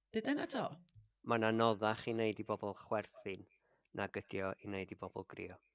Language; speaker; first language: Welsh; native; Welsh